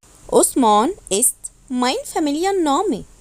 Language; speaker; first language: German; non-native, fluent; Arabic